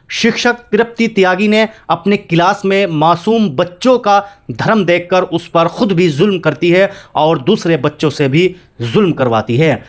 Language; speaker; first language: Hindi; native; Hindi